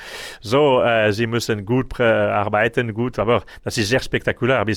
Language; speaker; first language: German; non-native, learner; French